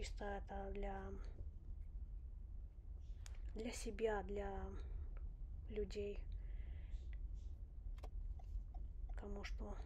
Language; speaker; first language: Russian; non-native, local second language; Romanian